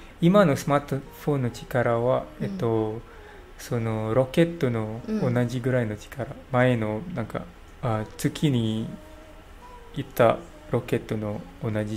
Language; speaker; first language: Japanese; non-native, learner; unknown